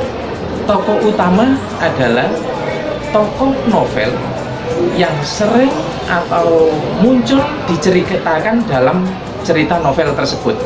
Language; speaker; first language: Indonesian; native; Indonesian